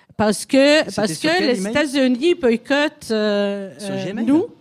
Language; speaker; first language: French; non-native, learner; Arabic